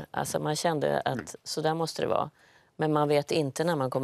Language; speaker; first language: Swedish; native; Swedish